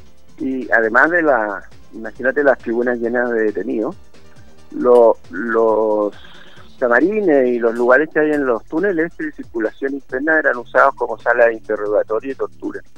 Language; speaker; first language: Spanish; native; Spanish